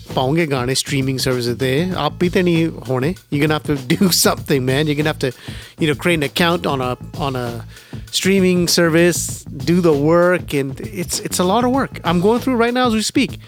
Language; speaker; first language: Punjabi; early bilingual, heritage; Punjabi